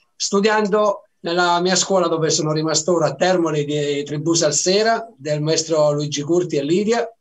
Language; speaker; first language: Italian; native; Italian